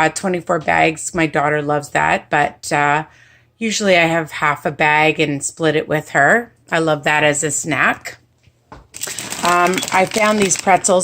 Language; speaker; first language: English; native; English